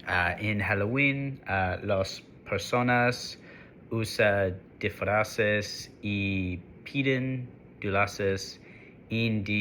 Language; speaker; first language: Spanish; non-native, learner; English